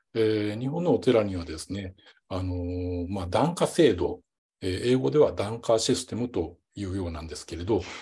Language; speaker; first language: Japanese; native; Japanese